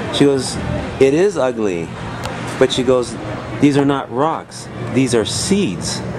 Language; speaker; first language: English; native; English